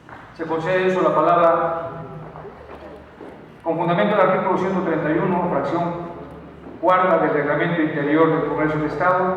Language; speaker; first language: Spanish; native; Spanish